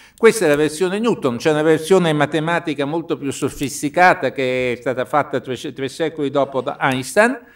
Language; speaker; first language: Italian; native; Italian